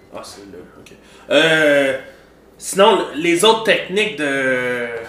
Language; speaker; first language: French; native; French